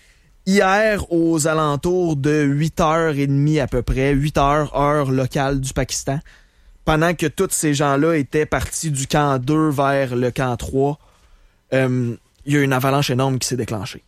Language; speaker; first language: French; native; French